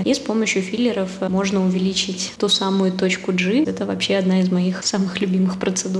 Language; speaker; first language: Russian; native; Russian